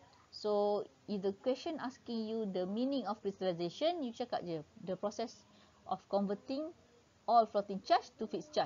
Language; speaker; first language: English; non-native, local second language; Malay